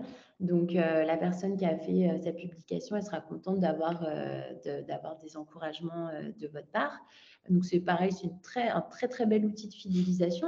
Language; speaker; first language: French; native; French